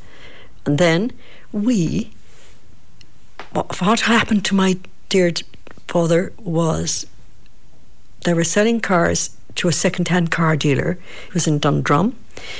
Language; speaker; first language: English; native; English